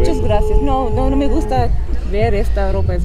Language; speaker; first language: Spanish; non-native, learner; English